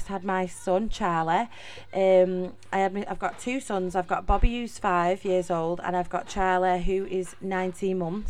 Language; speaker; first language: English; native; English